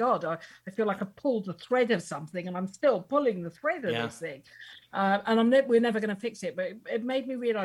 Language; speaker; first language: English; native; English